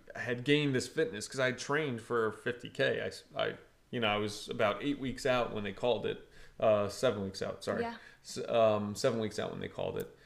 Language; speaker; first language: English; early bilingual, other home language; Portuguese